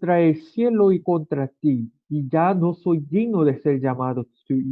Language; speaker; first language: Spanish; non-native, learner; Korean